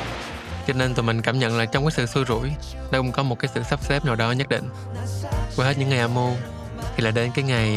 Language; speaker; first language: Vietnamese; native; Vietnamese